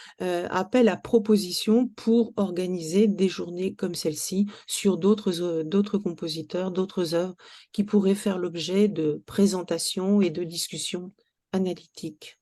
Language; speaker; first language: French; native; French